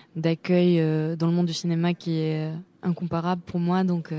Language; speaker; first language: French; non-native, local second language; Arabic